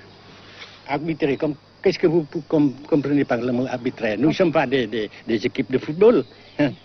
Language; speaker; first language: French; non-native, local second language; Vietnamese